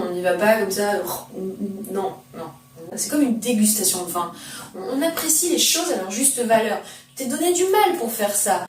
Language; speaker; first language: French; native; French